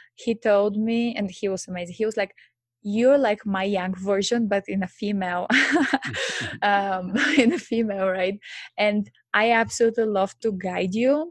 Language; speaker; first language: English; non-native, fluent; Bulgarian